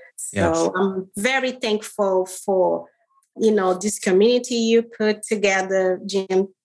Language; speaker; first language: English; non-native, fluent; Portuguese